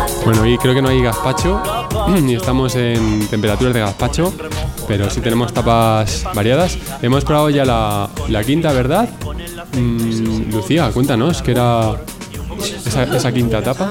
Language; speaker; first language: Spanish; native; Spanish